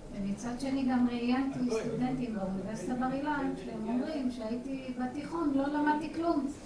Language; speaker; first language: Hebrew; native; Hebrew